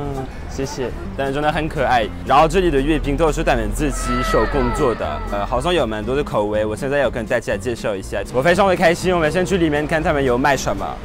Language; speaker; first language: Chinese; non-native, fluent; French